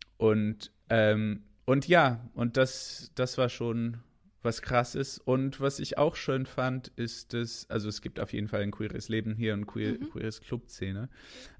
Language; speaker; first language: German; non-native, fluent; English